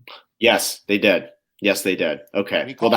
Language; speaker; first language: English; native; English